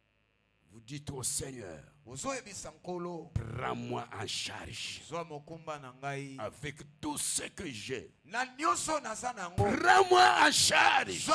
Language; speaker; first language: French; non-native, local second language; Lingala